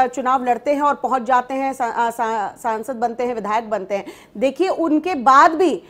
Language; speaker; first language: Hindi; native; Hindi